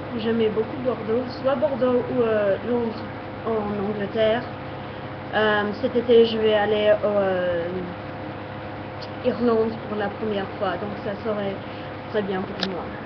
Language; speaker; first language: French; non-native, fluent; English